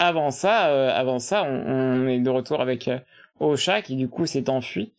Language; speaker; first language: French; native; French